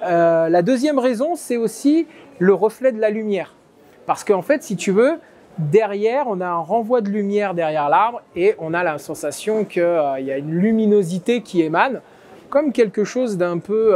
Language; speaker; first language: French; native; French